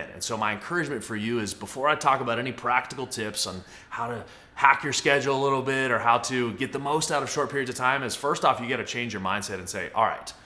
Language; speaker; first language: English; native; English